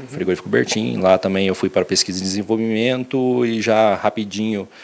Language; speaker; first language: Portuguese; native; Portuguese